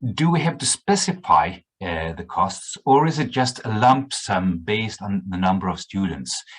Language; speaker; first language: English; non-native, fluent; Norwegian